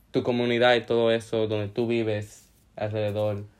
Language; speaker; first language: Spanish; early bilingual, heritage; Spanish